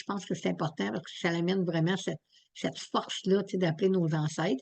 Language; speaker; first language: French; native; French